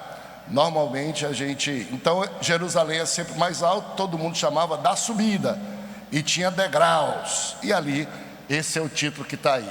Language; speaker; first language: Portuguese; native; Portuguese